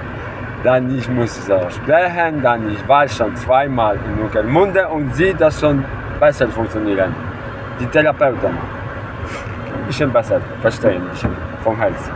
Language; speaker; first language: German; non-native, learner; Polish